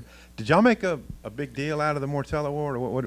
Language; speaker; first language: English; native; English